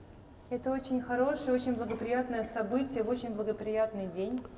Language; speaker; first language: Russian; native; Russian